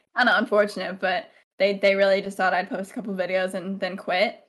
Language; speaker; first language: English; native; English